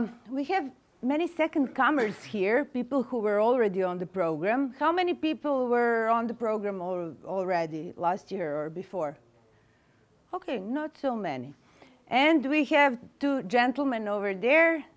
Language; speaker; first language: English; non-native, fluent; Serbian